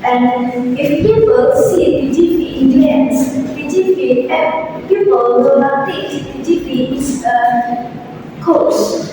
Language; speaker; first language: English; non-native, learner; Indonesian